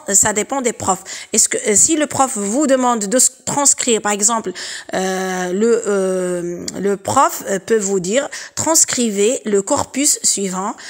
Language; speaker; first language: French; non-native, local second language; Arabic